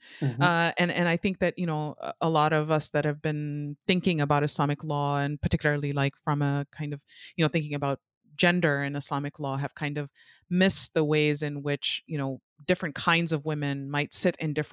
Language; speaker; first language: English; non-native, local second language; Urdu